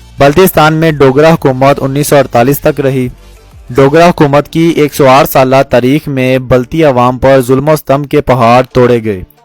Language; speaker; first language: Urdu; non-native, local second language; Balti